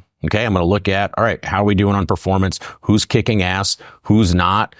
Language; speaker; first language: English; native; English